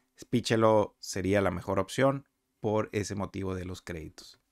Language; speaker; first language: Spanish; native; Spanish